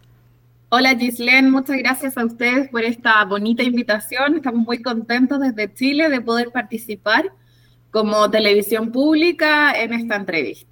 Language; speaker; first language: Spanish; native; Spanish